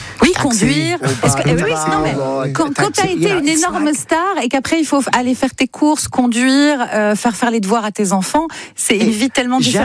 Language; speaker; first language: French; native; French